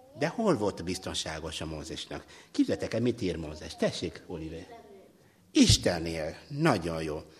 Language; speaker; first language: Hungarian; non-native, fluent; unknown